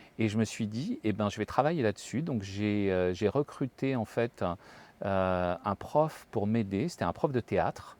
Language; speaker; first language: French; native; French